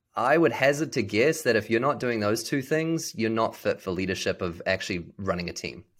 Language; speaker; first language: English; native; English